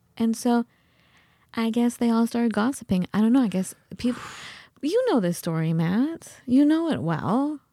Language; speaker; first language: English; early bilingual, other home language; Persian